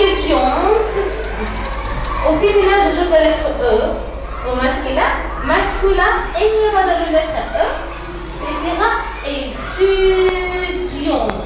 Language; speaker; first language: French; non-native, fluent; Arabic